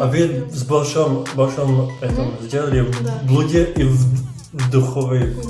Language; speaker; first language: Russian; non-native, learner; French